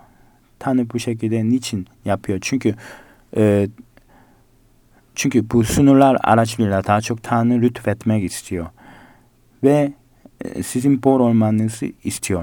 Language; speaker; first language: Turkish; non-native, fluent; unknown